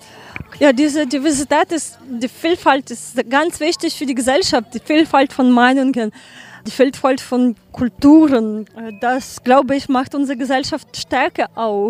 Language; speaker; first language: German; non-native, learner; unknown